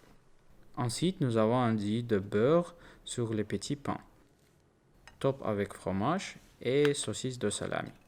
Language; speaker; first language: French; non-native, learner; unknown